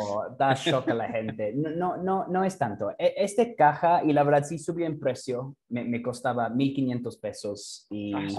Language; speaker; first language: Spanish; non-native, fluent; English